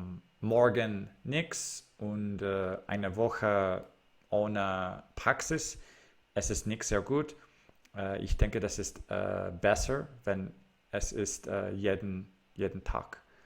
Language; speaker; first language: German; non-native, learner; English